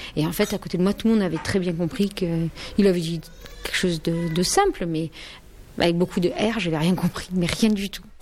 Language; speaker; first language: French; native; French